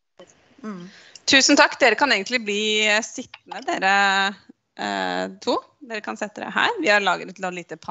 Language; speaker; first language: Norwegian; native; Norwegian